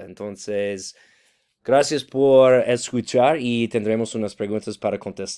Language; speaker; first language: Spanish; non-native, fluent; English